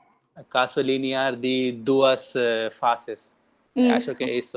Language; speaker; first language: Portuguese; non-native, learner; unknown